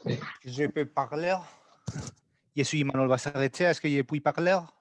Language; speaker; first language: French; non-native, learner; Spanish